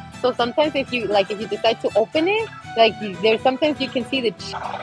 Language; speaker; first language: English; early bilingual, other home language; Spanish